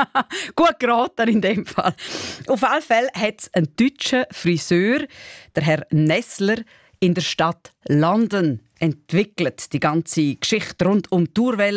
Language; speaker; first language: German; native; German